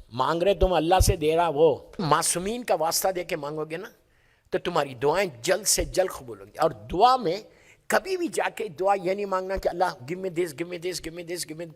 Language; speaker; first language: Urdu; native; Urdu